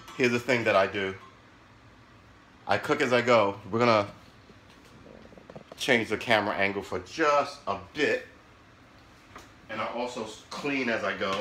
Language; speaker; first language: English; native; English